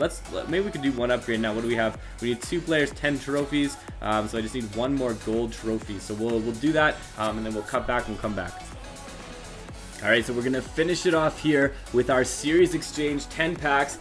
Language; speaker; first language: English; native; English